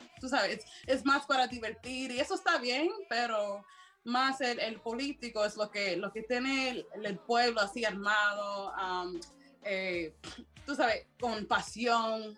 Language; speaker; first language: Spanish; early bilingual, heritage; Spanish